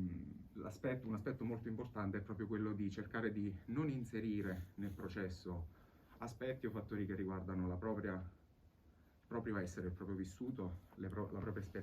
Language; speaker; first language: Italian; native; Italian